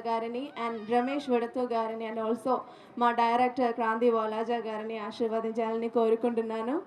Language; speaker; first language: Telugu; non-native, local second language; Malayalam